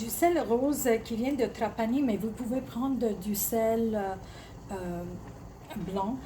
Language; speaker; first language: French; early bilingual, other home language; Italian